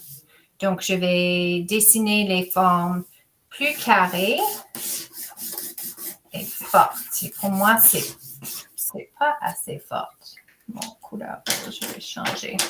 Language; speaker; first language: French; non-native, fluent; English